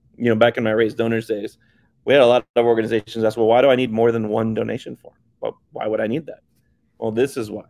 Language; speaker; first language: English; native; English